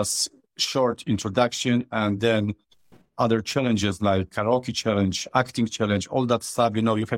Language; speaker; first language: English; non-native, fluent; Polish